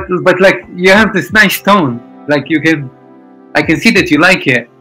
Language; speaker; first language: English; non-native, fluent; Hebrew